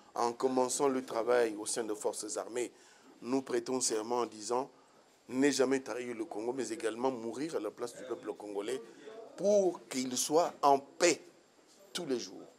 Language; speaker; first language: French; non-native, local second language; Swahili